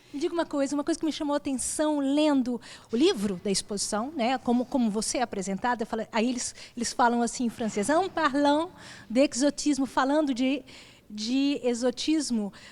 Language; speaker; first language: Portuguese; native; Portuguese